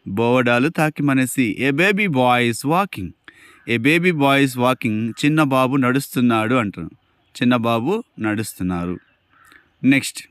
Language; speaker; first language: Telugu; non-native, local second language; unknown